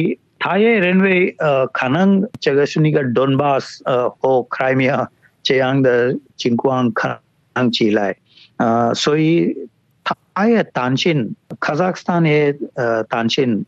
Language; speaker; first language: Chinese; non-native, fluent; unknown